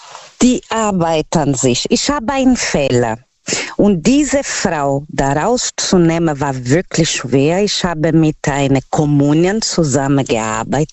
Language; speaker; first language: German; non-native, learner; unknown